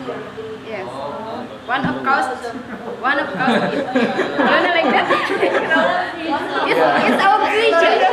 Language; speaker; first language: English; non-native, learner; Indonesian